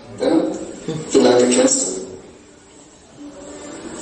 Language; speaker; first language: German; non-native, learner; Uzbek